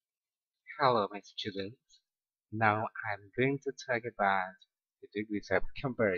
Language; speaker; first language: English; non-native, fluent; Indonesian